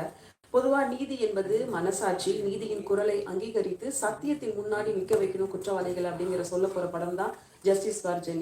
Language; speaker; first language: Tamil; native; Tamil